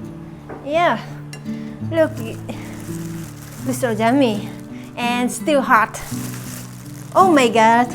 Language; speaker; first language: English; non-native, learner; Vietnamese